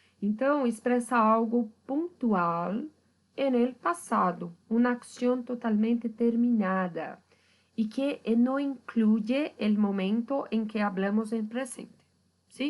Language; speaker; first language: Spanish; non-native, fluent; Portuguese